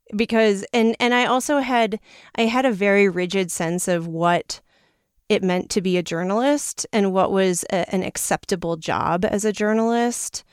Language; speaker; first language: English; native; English